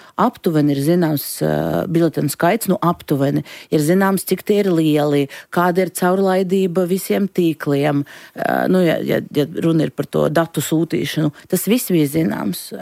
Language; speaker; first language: Latvian; non-native, local second language; Russian